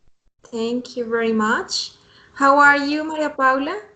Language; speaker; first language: English; non-native, fluent; Spanish